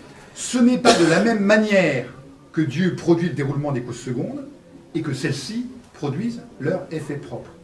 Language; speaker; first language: French; native; French